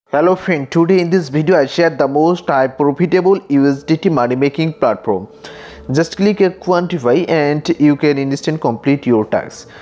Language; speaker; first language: English; non-native, learner; Bangla